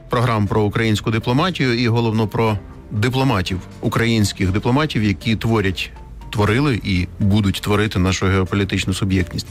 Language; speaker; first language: Ukrainian; native; Ukrainian